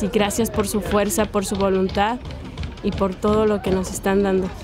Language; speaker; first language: Spanish; native; Spanish